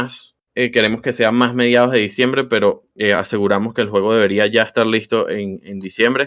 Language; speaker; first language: Spanish; native; Spanish